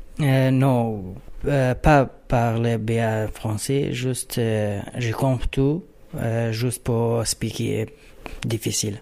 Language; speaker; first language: French; non-native, learner; Kurdish